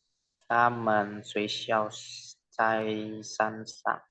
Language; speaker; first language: Chinese; non-native, learner; Indonesian